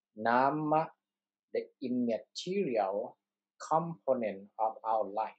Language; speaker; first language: English; non-native, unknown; Thai